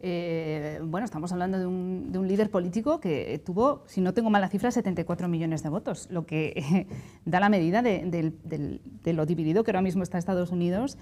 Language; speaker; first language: Spanish; native; Spanish